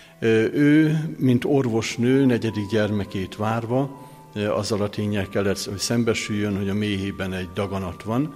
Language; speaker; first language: Hungarian; native; Hungarian